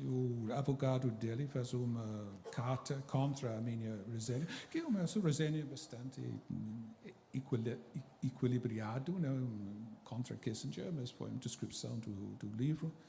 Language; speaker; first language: Portuguese; non-native, fluent; English